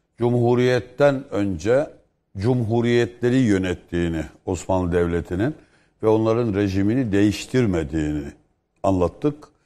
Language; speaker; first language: Turkish; native; Turkish